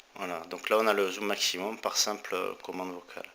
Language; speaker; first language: French; native; French